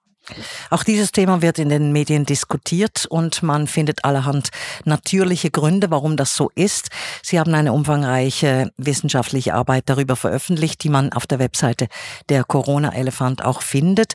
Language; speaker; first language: German; native; German